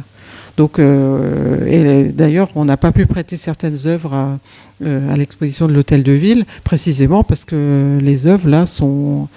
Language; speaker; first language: French; native; French